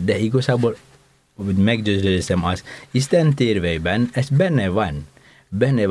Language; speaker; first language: Hungarian; non-native, fluent; Indonesian